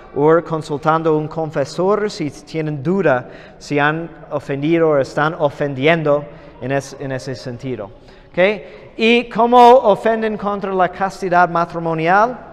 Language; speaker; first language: Spanish; non-native, fluent; English